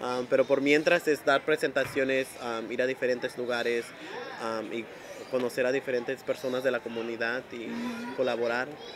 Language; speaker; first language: Spanish; early bilingual, heritage; Spanish